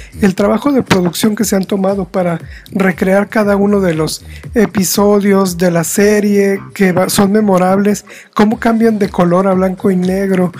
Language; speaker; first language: Spanish; native; Spanish